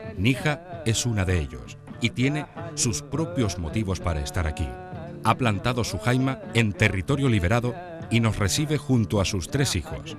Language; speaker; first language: Spanish; native; Spanish